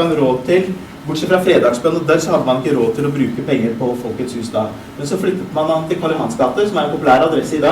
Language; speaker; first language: Norwegian; early bilingual, other home language; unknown